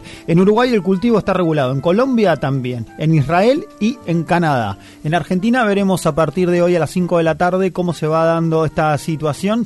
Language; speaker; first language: Spanish; native; Spanish